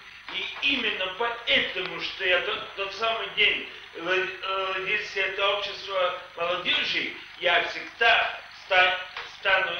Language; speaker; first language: Russian; non-native, local second language; Estonian